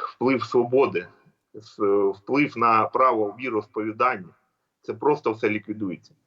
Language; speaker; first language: Ukrainian; native; Ukrainian